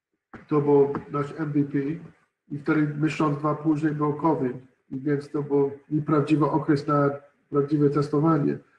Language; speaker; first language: Polish; non-native, learner; English